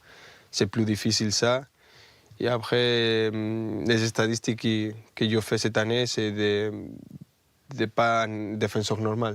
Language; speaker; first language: French; non-native, fluent; Spanish